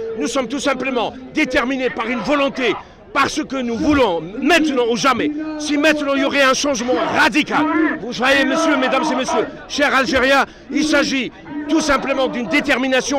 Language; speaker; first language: French; non-native, local second language; Arabic